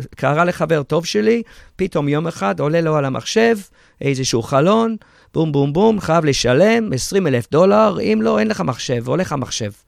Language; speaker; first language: Hebrew; early bilingual, other home language; English